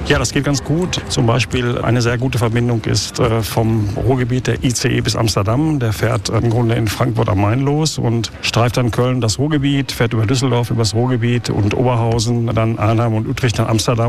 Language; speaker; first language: German; native; German